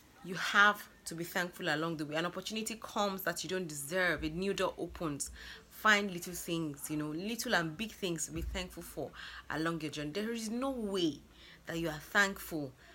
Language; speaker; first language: English; non-native, local second language; Yoruba